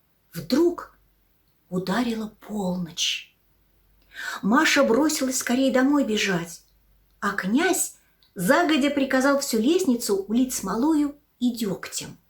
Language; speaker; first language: Russian; native; Russian